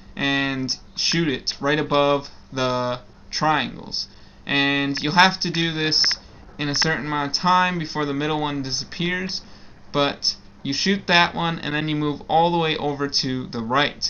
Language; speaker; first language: English; native; English